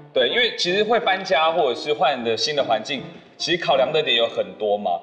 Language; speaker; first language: Chinese; native; Chinese